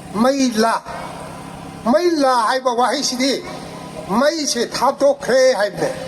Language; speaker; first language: Manipuri; non-native, local second language; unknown